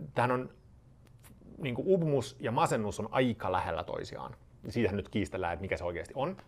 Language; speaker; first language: Finnish; non-native, fluent; Swedish